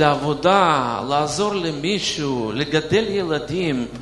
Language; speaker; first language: Hebrew; non-native, fluent; Russian